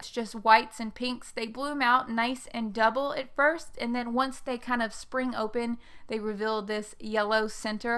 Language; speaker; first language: English; native; English